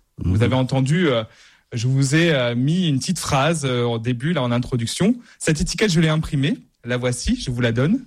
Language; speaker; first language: French; native; French